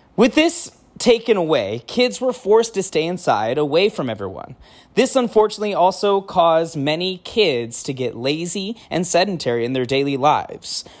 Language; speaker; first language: English; native; English